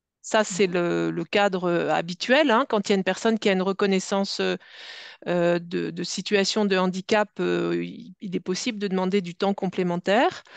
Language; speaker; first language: French; native; French